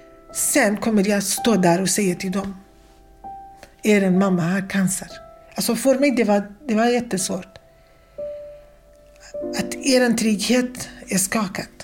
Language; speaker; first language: Swedish; non-native, fluent; Kurdish